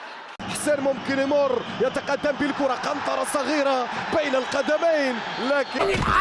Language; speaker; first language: Arabic; native; Arabic